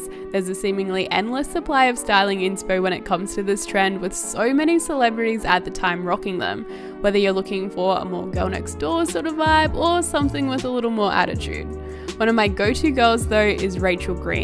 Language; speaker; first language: English; native; English